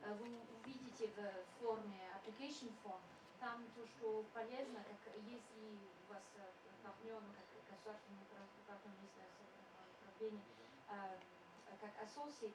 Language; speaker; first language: Russian; non-native, fluent; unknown